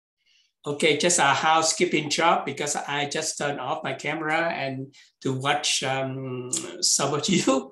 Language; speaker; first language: English; non-native, fluent; Vietnamese